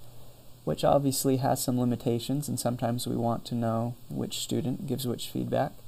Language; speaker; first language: English; native; English